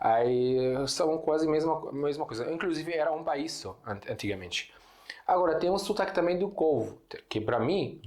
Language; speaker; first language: Portuguese; non-native, fluent; Arabic